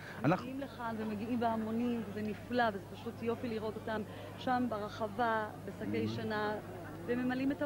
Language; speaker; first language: Hebrew; native; Hebrew